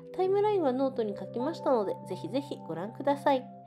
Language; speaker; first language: Japanese; native; Japanese